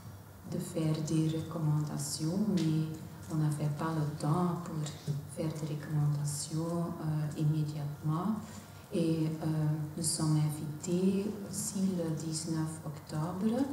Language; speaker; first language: French; non-native, local second language; Dutch